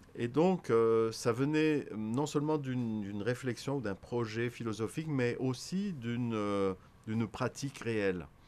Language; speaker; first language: French; native; French